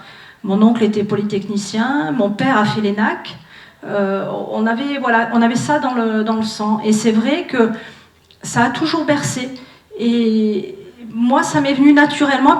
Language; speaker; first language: French; native; French